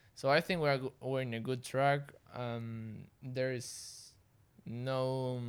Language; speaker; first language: English; non-native, fluent; Spanish